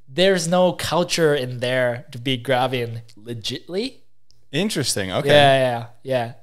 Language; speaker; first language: English; non-native, fluent; Japanese